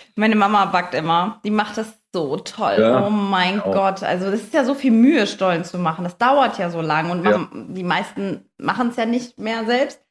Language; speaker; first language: German; native; German